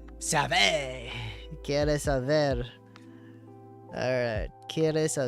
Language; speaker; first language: Spanish; non-native, learner; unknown